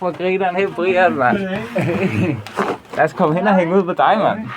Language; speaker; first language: Danish; native; Danish